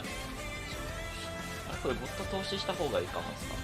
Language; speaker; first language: Japanese; native; Japanese